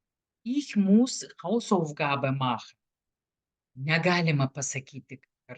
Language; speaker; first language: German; non-native, fluent; Lithuanian